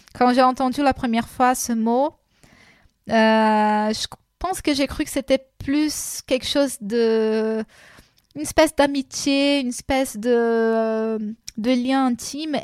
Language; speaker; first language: French; non-native, fluent; Portuguese